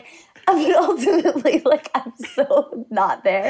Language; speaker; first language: English; native; English